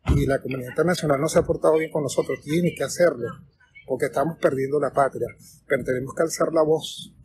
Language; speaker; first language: Spanish; native; Spanish